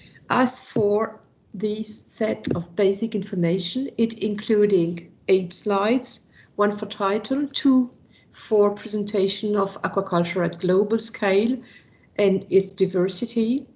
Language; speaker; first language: English; non-native, fluent; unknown